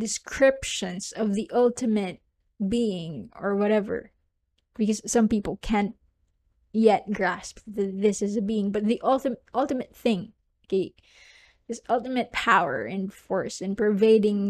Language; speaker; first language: English; non-native, local second language; Cebuano